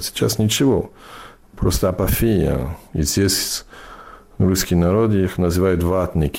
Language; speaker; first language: Russian; non-native, fluent; English